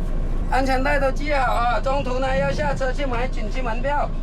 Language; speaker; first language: Chinese; native; Chinese